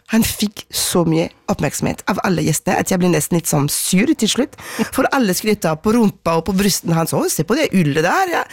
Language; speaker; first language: Norwegian; non-native, fluent; French